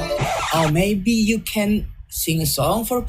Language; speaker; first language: English; non-native, learner; Indonesian